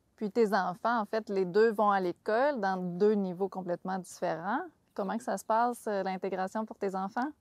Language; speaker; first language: French; native; French